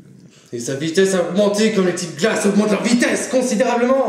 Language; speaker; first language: French; native; French